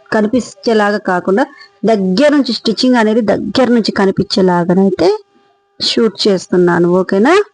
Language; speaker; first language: Telugu; non-native, local second language; Marathi